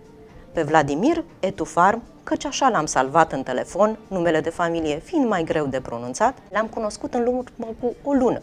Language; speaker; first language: Romanian; native; Romanian